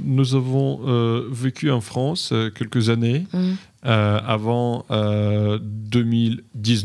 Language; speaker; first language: French; non-native, fluent; Ukrainian